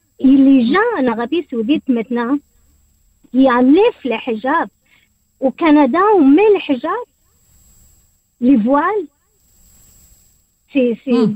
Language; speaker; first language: French; non-native, learner; Arabic